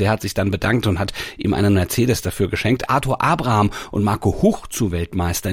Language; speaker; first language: German; native; German